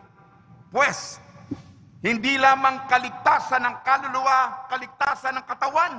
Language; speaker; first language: Filipino; native; Filipino